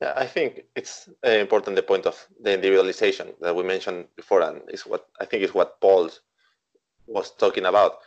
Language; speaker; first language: English; non-native, fluent; Spanish